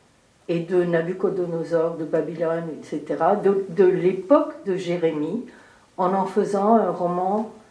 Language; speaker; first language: French; early bilingual, heritage; French